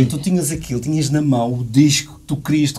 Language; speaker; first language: Portuguese; native; Portuguese